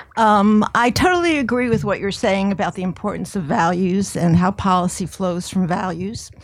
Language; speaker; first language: English; early bilingual, other home language; Maltese